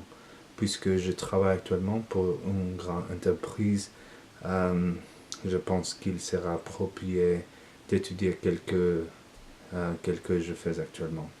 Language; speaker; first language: French; non-native, learner; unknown